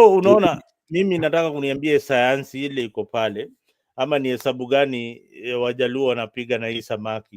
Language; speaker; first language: Swahili; non-native, local second language; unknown